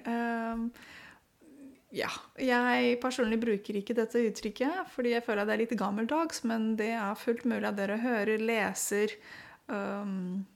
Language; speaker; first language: Norwegian; non-native, fluent; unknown